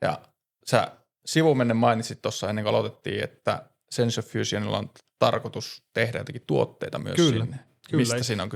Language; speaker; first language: Finnish; native; Finnish